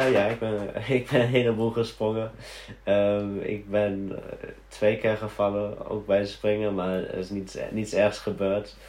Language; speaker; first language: Dutch; early bilingual, heritage; Dutch